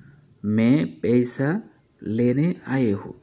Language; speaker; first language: Hindi; non-native, learner; Bangla